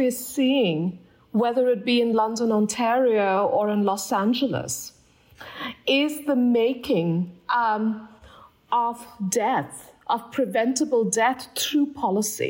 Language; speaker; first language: English; non-native, local second language; Bangla